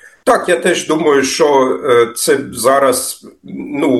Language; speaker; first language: Ukrainian; non-native, fluent; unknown